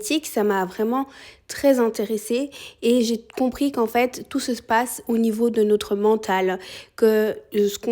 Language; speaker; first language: French; early bilingual, other home language; Spanish